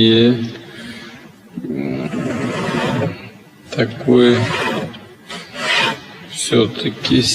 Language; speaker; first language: Russian; native; Russian